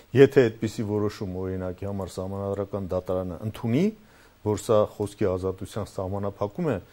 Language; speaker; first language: Armenian; native; Armenian